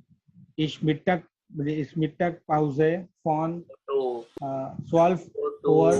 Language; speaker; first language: German; non-native, learner; Gujarati